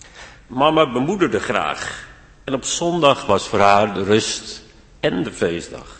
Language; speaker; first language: Dutch; native; Dutch